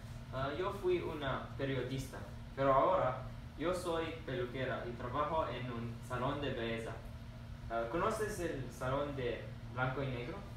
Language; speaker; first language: Spanish; non-native, learner; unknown